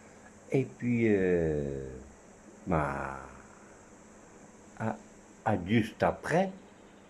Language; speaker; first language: French; non-native, fluent; Dutch